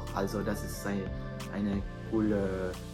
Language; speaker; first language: German; non-native, fluent; Spanish